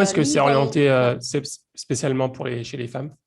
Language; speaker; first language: French; native; French